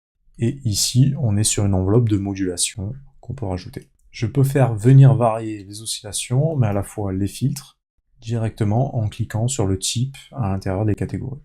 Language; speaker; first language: French; native; French